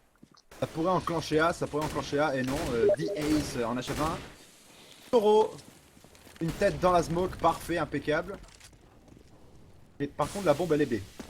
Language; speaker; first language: French; native; French